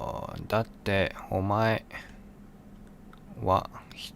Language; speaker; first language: Japanese; non-native, learner; English